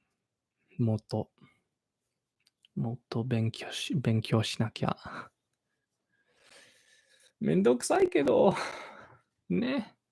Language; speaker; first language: Japanese; non-native, learner; English